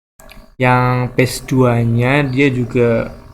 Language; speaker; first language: Indonesian; native; Indonesian